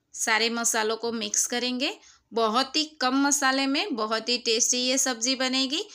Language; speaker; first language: Hindi; non-native, local second language; Gujarati